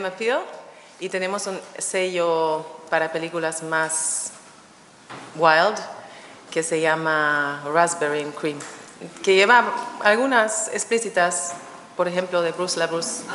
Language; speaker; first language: Spanish; non-native, fluent; German